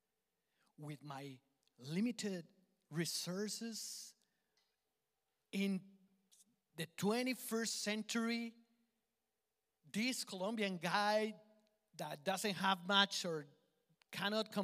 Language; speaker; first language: English; non-native, fluent; Spanish